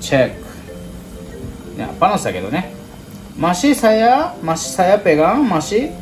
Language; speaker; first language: Indonesian; non-native, learner; Japanese